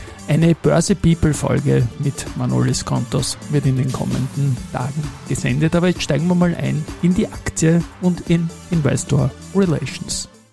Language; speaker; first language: German; native; German